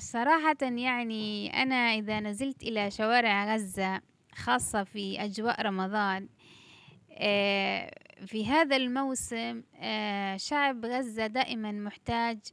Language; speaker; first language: Arabic; native; Arabic